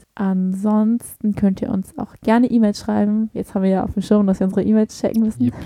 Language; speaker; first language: German; early bilingual, other home language; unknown